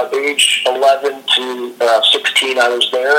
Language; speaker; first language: English; native; English